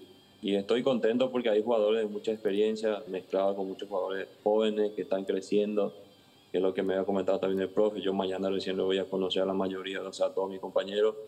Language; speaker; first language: Spanish; native; Spanish